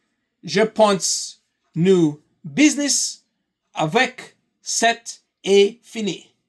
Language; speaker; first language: French; non-native, learner; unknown